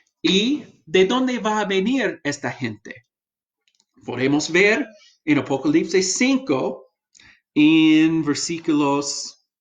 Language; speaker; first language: Spanish; non-native, fluent; English